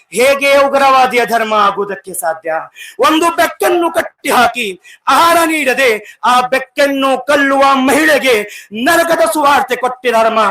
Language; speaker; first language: Kannada; non-native, local second language; Urdu